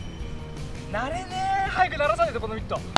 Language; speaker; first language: Japanese; native; Japanese